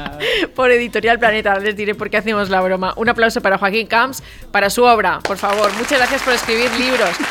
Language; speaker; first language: Spanish; native; Spanish